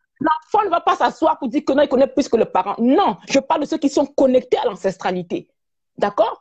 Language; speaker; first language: French; native; French